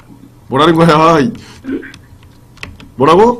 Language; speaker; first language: Korean; native; Korean